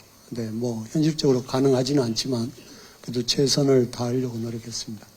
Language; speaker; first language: Korean; native; Korean